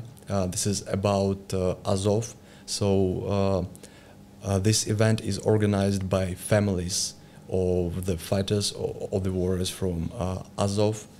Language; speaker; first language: English; non-native, learner; Ukrainian